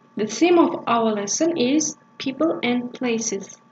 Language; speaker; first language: English; non-native, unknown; Kazakh